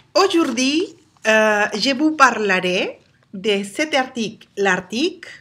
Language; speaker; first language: French; non-native, learner; Spanish